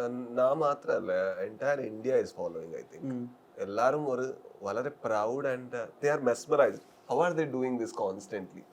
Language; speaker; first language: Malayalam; non-native, learner; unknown